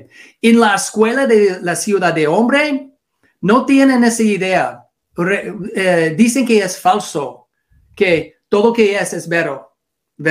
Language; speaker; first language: Spanish; non-native, learner; English